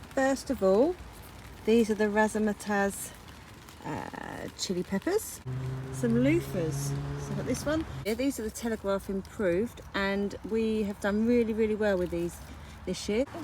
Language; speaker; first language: English; native; English